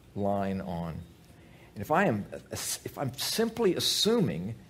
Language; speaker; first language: English; native; English